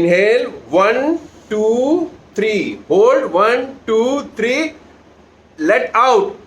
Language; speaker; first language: English; non-native, local second language; Punjabi